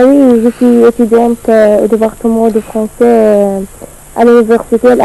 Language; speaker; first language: French; non-native, learner; Arabic